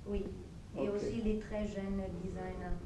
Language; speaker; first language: French; non-native, fluent; German